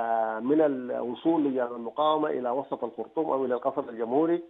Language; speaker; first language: Arabic; native; Arabic